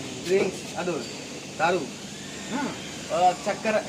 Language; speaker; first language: Hindi; non-native, learner; Bangla